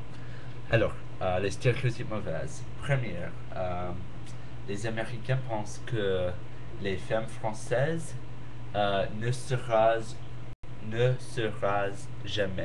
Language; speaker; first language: French; non-native, learner; English